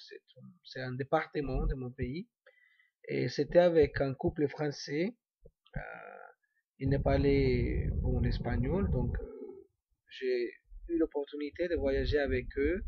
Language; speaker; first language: French; non-native, fluent; Spanish